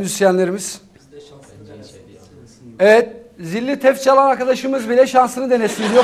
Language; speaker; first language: Turkish; native; Turkish